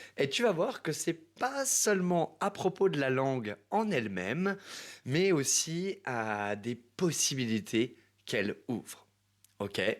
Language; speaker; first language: French; native; French